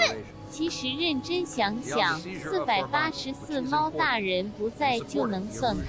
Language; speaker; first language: Chinese; native; Chinese